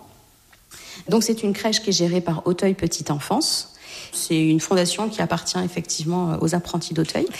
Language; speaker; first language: French; native; French